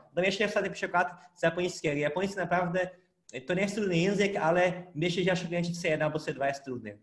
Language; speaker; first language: Polish; non-native, fluent; Portuguese